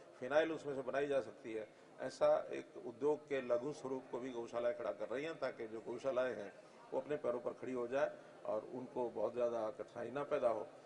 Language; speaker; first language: Hindi; native; Hindi